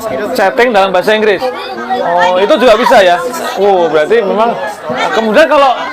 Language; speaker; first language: Indonesian; native; Indonesian